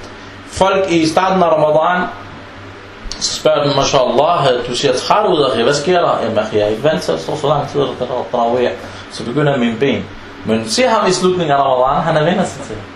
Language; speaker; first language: Danish; non-native, fluent; Arabic